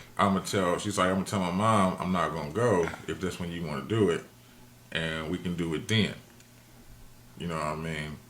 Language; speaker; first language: English; native; English